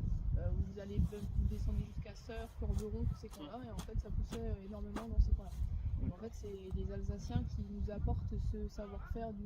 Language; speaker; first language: French; native; French